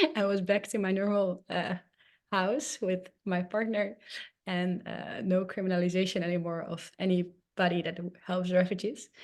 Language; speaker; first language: English; non-native, fluent; Dutch